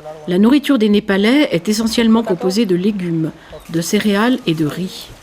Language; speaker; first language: French; native; French